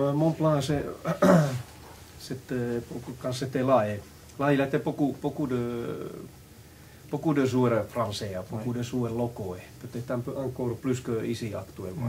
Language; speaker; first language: French; non-native, learner; Finnish